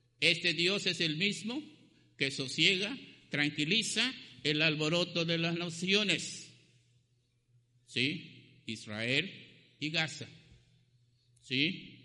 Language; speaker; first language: Spanish; native; Spanish